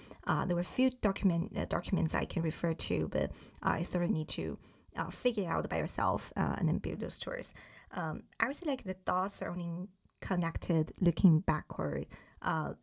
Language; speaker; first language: English; non-native, fluent; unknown